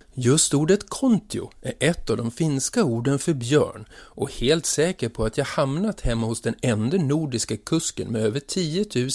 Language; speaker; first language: Swedish; native; Swedish